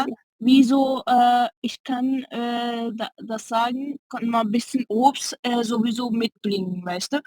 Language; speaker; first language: German; non-native, learner; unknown